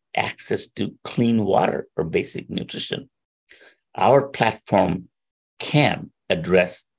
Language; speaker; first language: English; non-native, local second language; Bangla